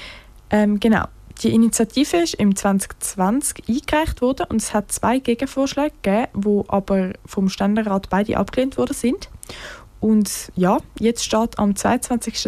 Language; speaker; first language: German; native; German